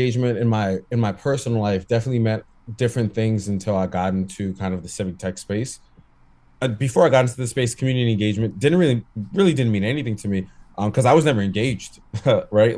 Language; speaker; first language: English; native; English